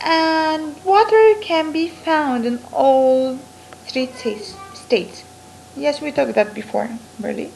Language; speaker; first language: English; non-native, fluent; Arabic